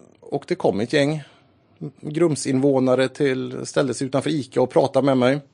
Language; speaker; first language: Swedish; native; Swedish